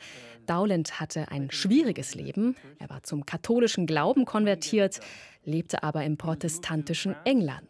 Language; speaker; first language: German; native; German